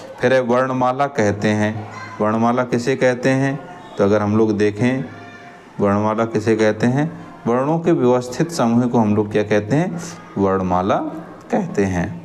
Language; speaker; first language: Hindi; native; Hindi